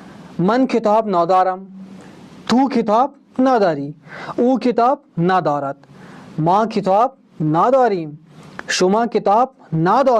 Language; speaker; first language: Persian; non-native, fluent; Urdu